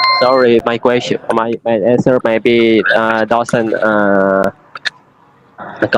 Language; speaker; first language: English; non-native, learner; Indonesian